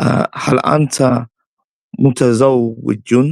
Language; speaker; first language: Arabic; non-native, learner; English